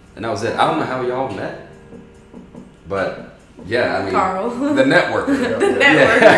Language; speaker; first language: English; native; English